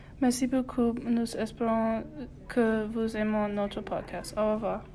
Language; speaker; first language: French; non-native, learner; English